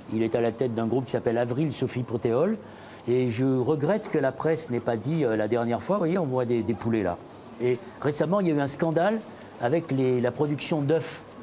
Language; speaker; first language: French; native; French